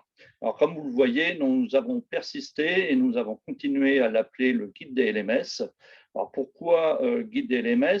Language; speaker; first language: French; native; French